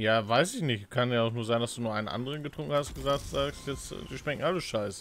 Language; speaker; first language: German; native; German